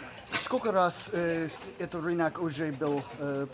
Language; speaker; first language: Russian; non-native, learner; English